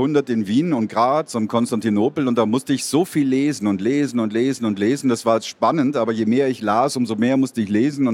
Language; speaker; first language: German; native; German